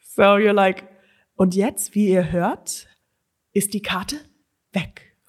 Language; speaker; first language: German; native; German